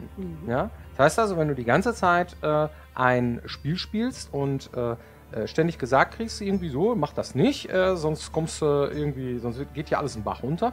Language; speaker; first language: German; native; German